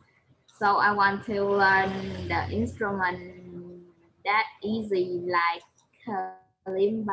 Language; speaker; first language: English; non-native, learner; Vietnamese